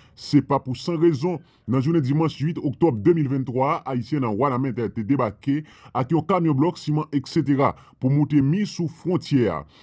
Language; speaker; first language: Haitian Creole; non-native, fluent; Spanish